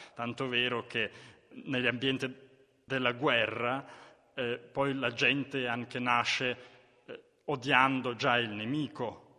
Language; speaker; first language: Italian; non-native, fluent; Ukrainian